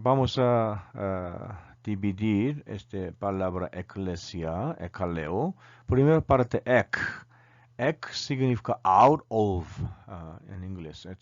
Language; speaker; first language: Spanish; non-native, learner; Korean